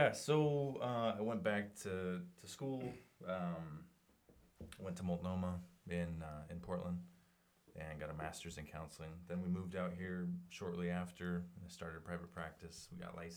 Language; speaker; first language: English; native; English